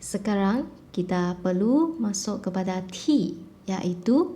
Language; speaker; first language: Malay; non-native, local second language; Chinese